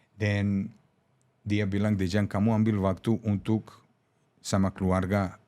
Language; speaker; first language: Indonesian; non-native, fluent; Serbian